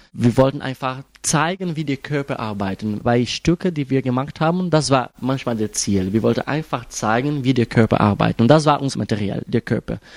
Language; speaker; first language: German; non-native, fluent; Portuguese